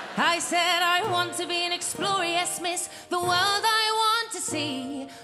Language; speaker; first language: English; native; English